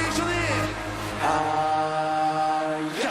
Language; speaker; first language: Japanese; non-native, learner; Korean